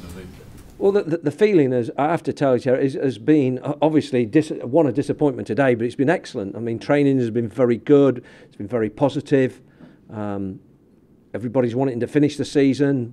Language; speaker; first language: English; native; English